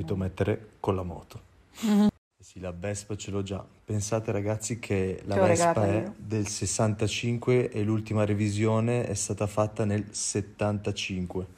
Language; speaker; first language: Italian; native; Italian